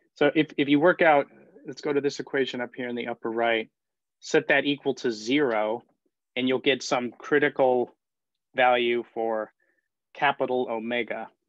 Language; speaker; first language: English; native; English